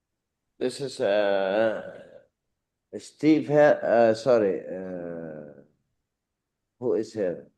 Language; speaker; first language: English; non-native, learner; Arabic